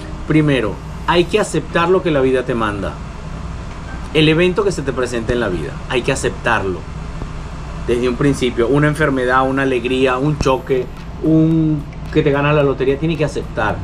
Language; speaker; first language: Spanish; native; Spanish